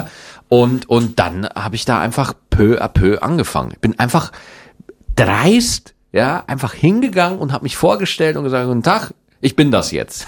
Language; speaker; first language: German; native; German